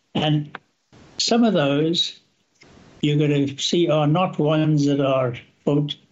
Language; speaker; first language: English; native; English